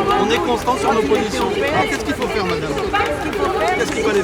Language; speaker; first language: French; native; French